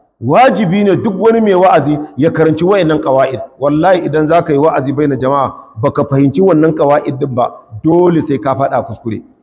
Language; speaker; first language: Hausa; non-native, local second language; Kanuri